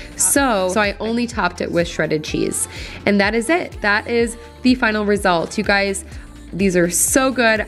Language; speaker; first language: English; native; English